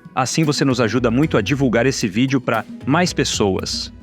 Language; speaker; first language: Portuguese; native; Portuguese